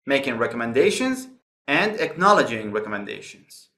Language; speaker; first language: English; non-native, fluent; Persian